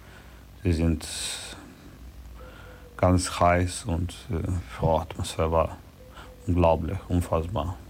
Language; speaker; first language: German; non-native, learner; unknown